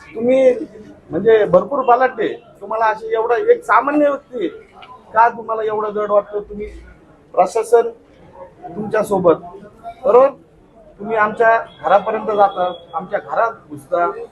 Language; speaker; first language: Marathi; native; Marathi